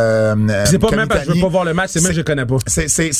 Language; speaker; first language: French; native; French